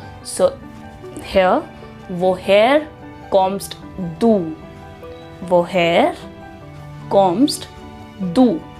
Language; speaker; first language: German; non-native, fluent; Hindi